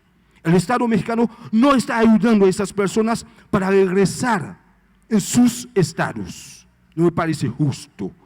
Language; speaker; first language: Spanish; non-native, fluent; Haitian Creole